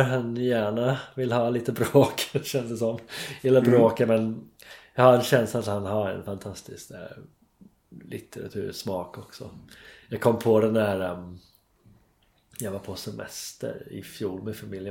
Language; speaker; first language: Swedish; non-native, fluent; English